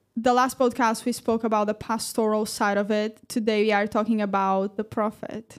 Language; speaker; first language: English; non-native, fluent; Portuguese